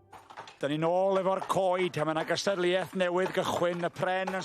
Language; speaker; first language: Welsh; native; Welsh